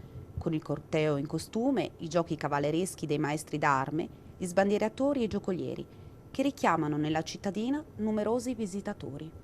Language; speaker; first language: Italian; native; Italian